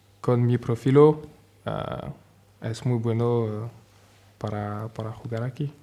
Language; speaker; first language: Spanish; non-native, learner; French